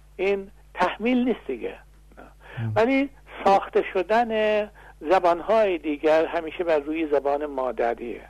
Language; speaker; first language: Persian; non-native, local second language; Azerbaijani